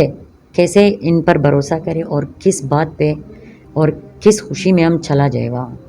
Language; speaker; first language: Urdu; non-native, local second language; Persian